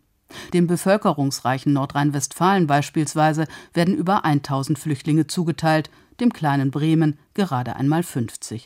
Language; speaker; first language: German; native; German